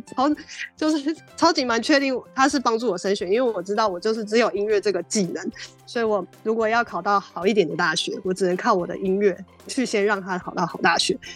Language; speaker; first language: Chinese; native; Chinese